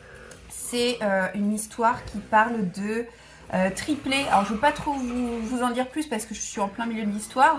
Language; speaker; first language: French; native; French